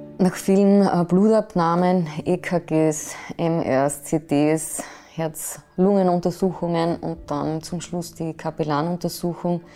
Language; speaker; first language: German; native; German